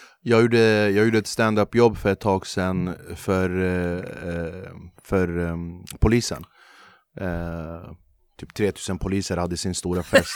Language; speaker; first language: Swedish; early bilingual, other home language; Kurdish